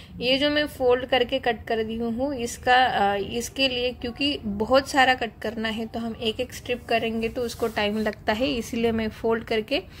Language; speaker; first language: Hindi; non-native, local second language; Marathi